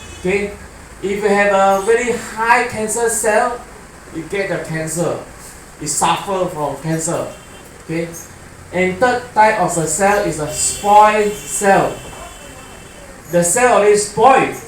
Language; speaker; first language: English; non-native, learner; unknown